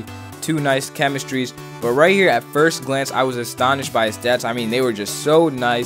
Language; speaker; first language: English; native; English